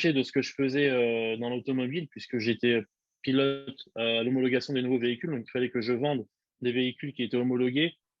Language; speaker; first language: French; native; French